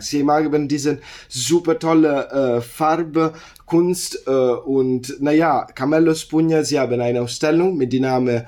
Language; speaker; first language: German; non-native, learner; Italian